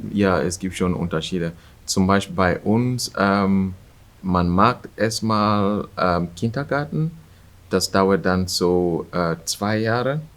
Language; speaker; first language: German; non-native, fluent; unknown